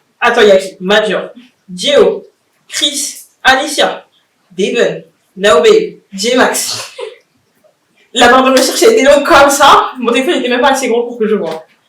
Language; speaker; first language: French; native; French